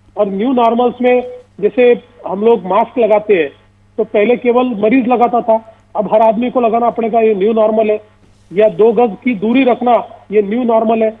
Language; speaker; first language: Hindi; non-native, local second language; Marathi